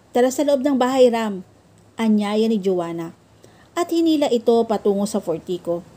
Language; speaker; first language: Filipino; native; Filipino